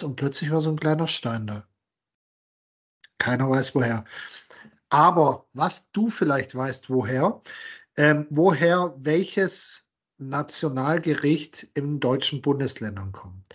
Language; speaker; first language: German; native; German